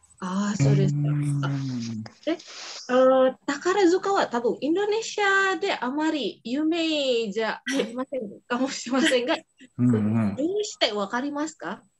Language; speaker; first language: Japanese; non-native, fluent; Indonesian